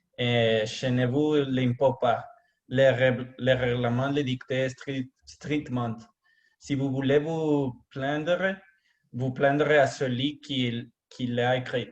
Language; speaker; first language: French; non-native, learner; Spanish